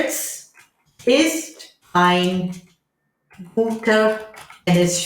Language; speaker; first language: German; non-native, fluent; English